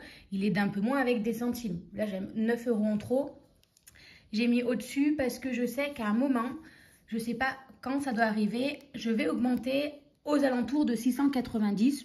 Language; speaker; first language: French; native; French